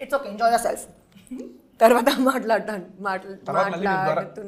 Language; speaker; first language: Telugu; non-native, fluent; Hindi